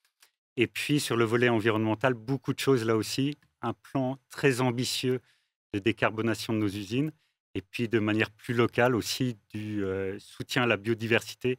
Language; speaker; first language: French; native; French